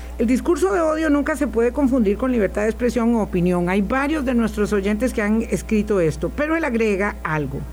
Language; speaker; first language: Spanish; native; Spanish